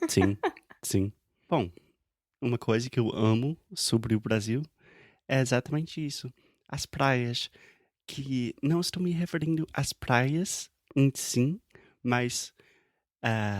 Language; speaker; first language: Portuguese; non-native, fluent; English